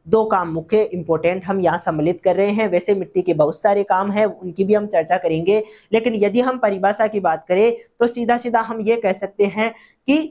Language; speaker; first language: Hindi; non-native, local second language; Rajasthani